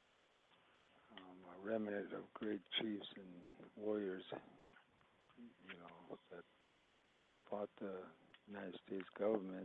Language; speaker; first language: English; early bilingual, other home language; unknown